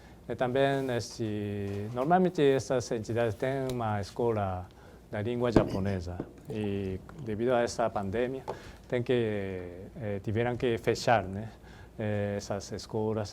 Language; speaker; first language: Portuguese; non-native, fluent; Japanese